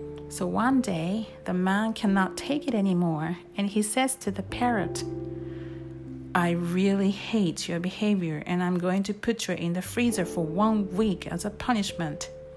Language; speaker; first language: English; non-native, fluent; Japanese